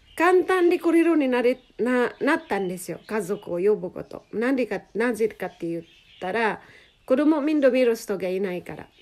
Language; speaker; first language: Japanese; non-native, fluent; Filipino